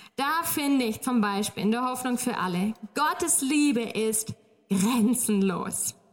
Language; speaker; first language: German; native; German